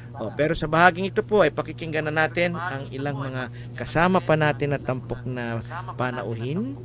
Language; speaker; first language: Filipino; native; Filipino